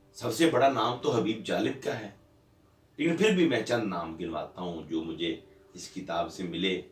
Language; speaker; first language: Urdu; non-native, local second language; Punjabi